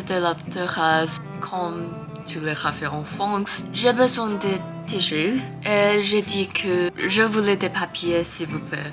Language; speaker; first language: French; non-native, learner; Thai